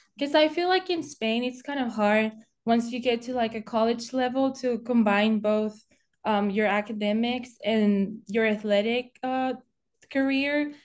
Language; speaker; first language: English; non-native, fluent; Spanish